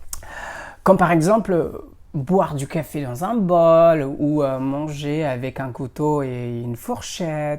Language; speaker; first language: French; non-native, fluent; Indonesian